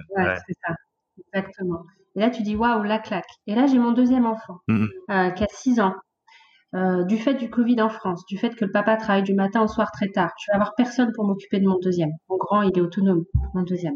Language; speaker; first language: French; native; French